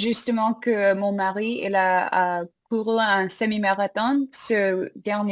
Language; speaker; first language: French; non-native, fluent; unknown